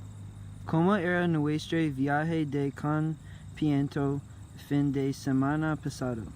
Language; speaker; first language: Spanish; non-native, learner; English